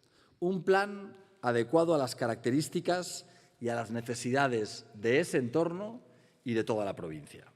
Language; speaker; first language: Spanish; native; Spanish